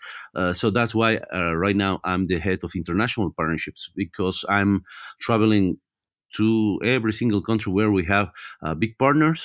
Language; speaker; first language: English; non-native, fluent; Spanish